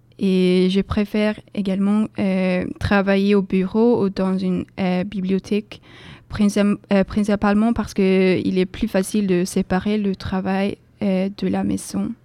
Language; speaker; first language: French; non-native, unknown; Swedish